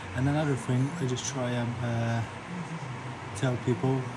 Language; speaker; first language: English; non-native, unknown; Polish